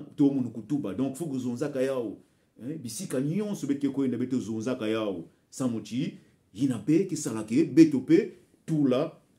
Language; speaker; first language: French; non-native, local second language; Bembe